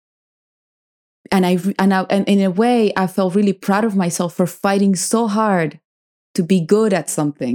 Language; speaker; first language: English; non-native, fluent; Spanish